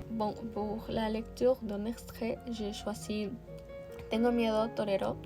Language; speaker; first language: French; non-native, learner; Spanish